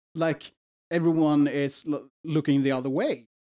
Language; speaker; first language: English; non-native, fluent; Swedish